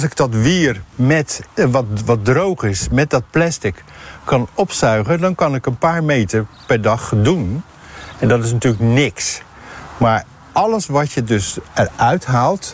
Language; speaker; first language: Dutch; native; Dutch